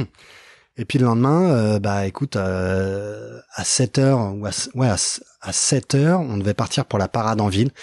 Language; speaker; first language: French; native; French